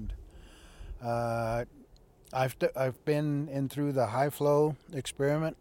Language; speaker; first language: English; early bilingual, other home language; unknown